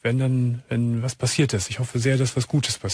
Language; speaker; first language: German; native; German